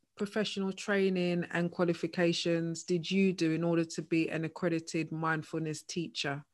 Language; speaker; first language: English; native; English